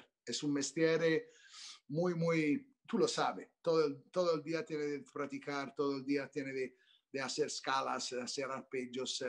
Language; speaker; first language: Spanish; non-native, learner; Italian